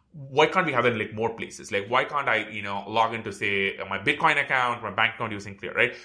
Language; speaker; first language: English; non-native, local second language; Tamil